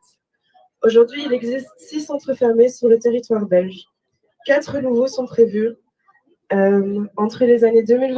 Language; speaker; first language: French; native; French